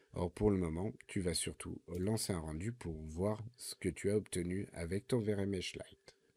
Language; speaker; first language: French; native; French